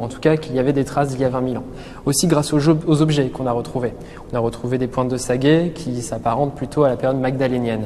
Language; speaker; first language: French; native; French